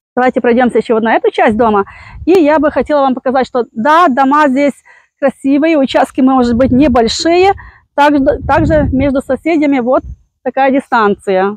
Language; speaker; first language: Russian; native; Russian